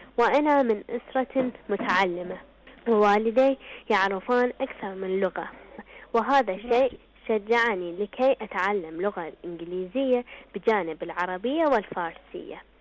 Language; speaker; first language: Arabic; native; Arabic